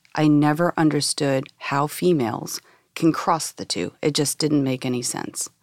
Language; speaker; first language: English; native; English